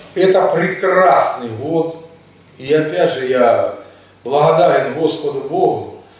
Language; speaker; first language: Russian; native; Russian